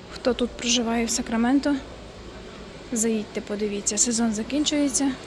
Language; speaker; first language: Ukrainian; native; Ukrainian